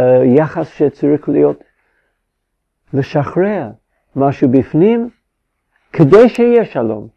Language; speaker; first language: Hebrew; non-native, fluent; English